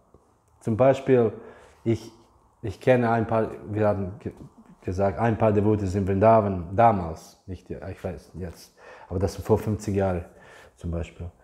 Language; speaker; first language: German; non-native, fluent; English